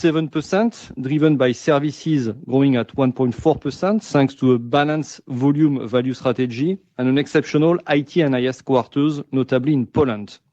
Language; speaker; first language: English; non-native, fluent; French